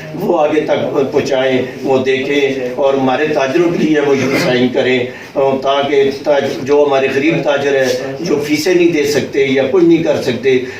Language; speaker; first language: Urdu; non-native, local second language; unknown